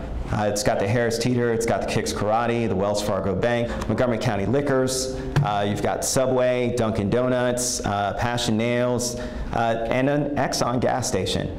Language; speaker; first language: English; native; English